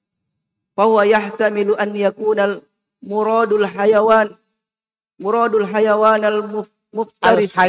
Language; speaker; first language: Arabic; non-native, learner; Indonesian